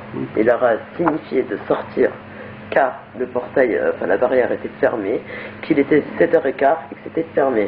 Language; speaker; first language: French; native; French